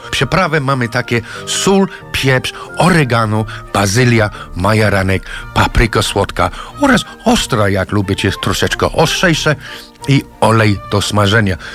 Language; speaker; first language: Polish; non-native, fluent; English